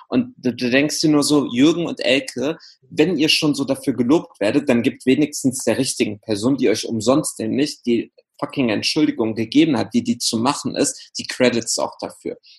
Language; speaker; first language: German; early bilingual, other home language; Arabic